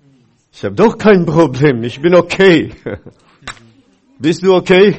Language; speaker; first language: German; non-native, fluent; Chinese